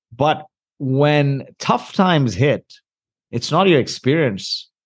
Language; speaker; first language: English; early bilingual, heritage; Arabic